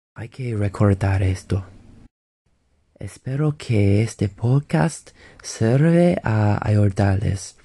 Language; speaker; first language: Spanish; non-native, learner; English